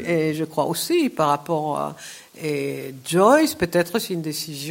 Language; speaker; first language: French; non-native, fluent; Hebrew